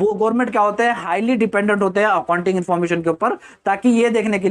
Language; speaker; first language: Hindi; native; Hindi